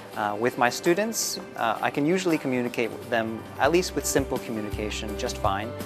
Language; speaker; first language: English; native; English